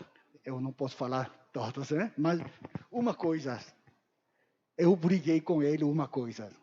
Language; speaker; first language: Portuguese; non-native, learner; Korean